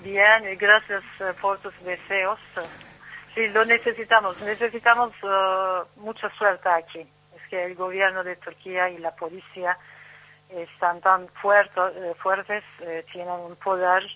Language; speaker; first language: Spanish; non-native, learner; Turkish